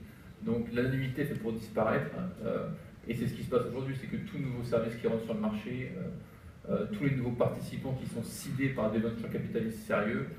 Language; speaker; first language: French; native; French